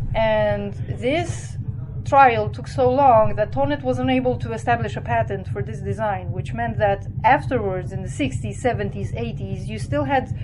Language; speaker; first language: English; non-native, fluent; Romanian